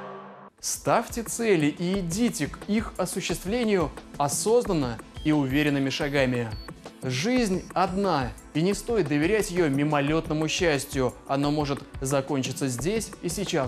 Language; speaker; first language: Russian; native; Russian